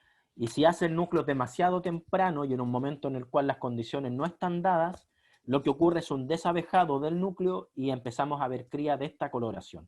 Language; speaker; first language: Spanish; native; Spanish